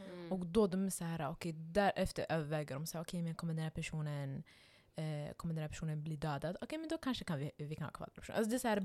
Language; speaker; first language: Swedish; non-native, local second language; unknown